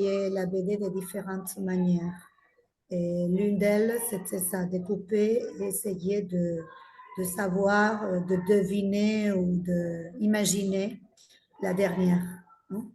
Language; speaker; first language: French; non-native, fluent; Spanish